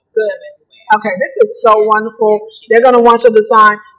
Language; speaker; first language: English; native; English